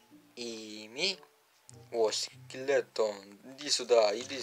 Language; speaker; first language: Russian; non-native, learner; Uzbek